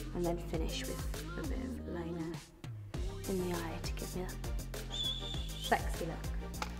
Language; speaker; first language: English; native; English